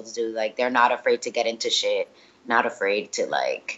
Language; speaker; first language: English; early bilingual, other home language; Spanish